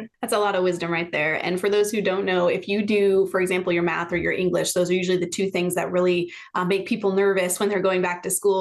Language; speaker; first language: English; native; English